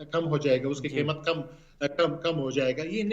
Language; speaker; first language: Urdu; non-native, learner; Pashto